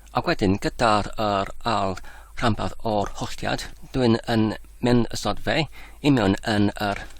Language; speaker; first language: Welsh; non-native, learner; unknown